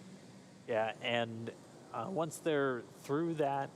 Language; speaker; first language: English; native; English